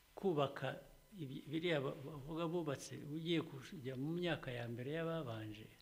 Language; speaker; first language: Kinyarwanda; early bilingual, heritage; Kinyarwanda